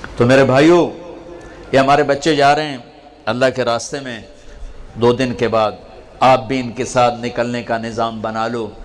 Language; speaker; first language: Urdu; non-native, local second language; Punjabi